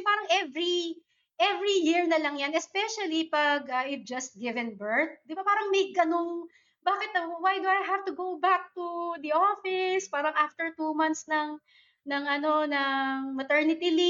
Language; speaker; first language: English; non-native, local second language; Filipino